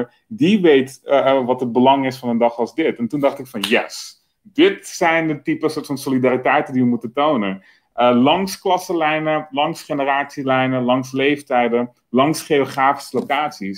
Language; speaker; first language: Dutch; native; Dutch